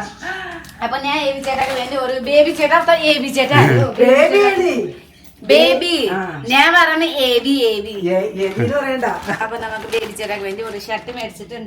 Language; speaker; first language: Malayalam; non-native, learner; Nepali